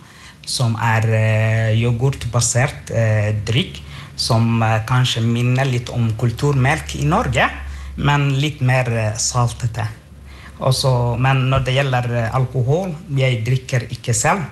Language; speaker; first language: Norwegian; non-native, fluent; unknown